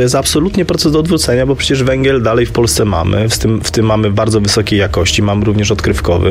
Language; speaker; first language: Polish; native; Polish